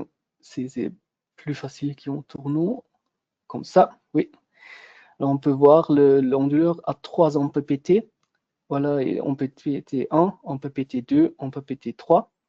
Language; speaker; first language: French; non-native, local second language; German